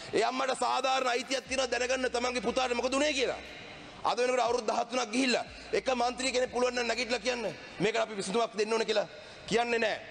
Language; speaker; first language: Sinhala; non-native, local second language; Tamil